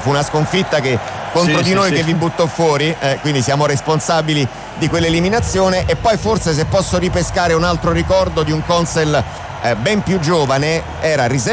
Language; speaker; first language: Italian; native; Italian